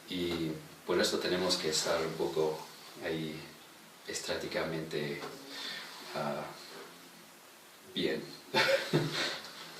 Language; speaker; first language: Spanish; non-native, fluent; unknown